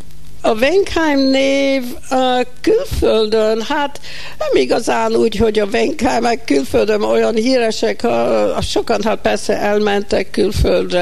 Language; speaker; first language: Hungarian; early bilingual, heritage; Hungarian